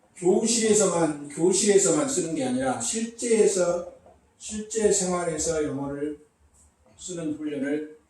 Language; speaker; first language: Korean; native; Korean